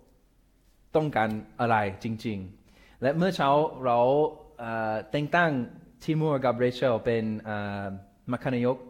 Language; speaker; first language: Thai; non-native, fluent; English